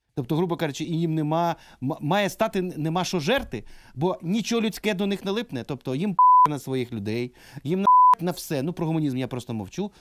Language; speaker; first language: Ukrainian; native; Ukrainian